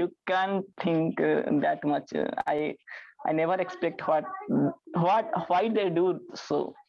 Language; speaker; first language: English; non-native, learner; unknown